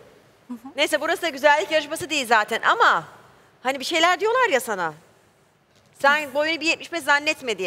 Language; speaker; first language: Turkish; native; Turkish